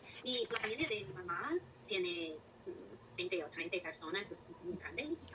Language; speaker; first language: Spanish; non-native, learner; English